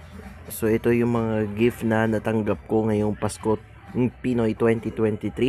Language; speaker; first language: Filipino; native; Filipino